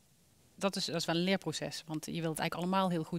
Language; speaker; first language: Dutch; native; Dutch